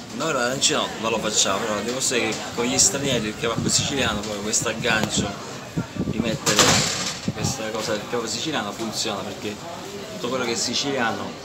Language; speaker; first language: Italian; native; Italian